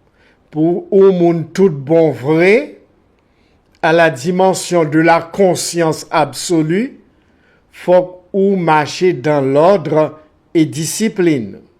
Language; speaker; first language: French; non-native, local second language; Haitian Creole